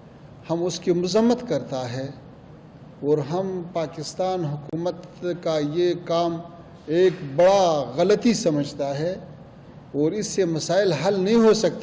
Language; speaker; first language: Hindi; non-native, fluent; Pashto